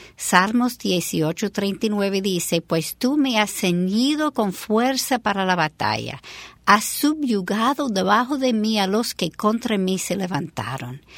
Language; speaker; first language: Spanish; non-native, fluent; English